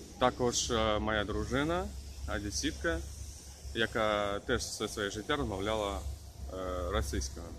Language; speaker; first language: Ukrainian; non-native, local second language; Russian